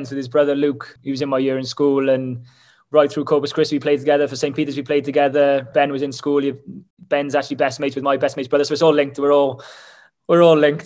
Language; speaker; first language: English; native; English